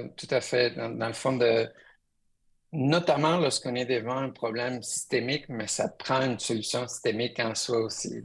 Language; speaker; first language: French; early bilingual, other home language; Spanish